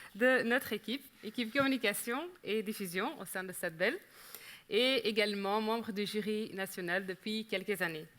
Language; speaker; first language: French; non-native, local second language; Dutch